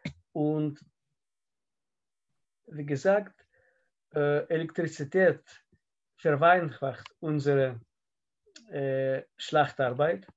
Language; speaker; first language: German; non-native, fluent; Russian